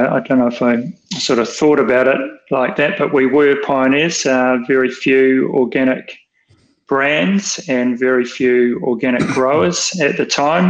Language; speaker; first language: English; native; English